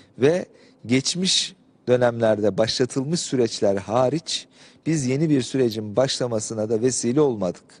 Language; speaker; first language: Turkish; native; Turkish